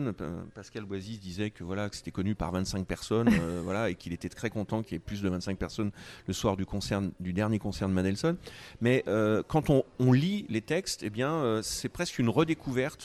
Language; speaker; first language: French; native; French